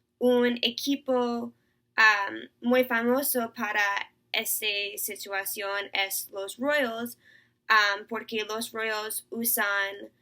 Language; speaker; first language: Spanish; non-native, learner; English